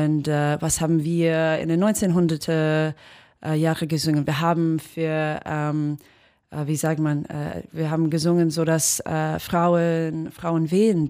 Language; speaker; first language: German; non-native, fluent; English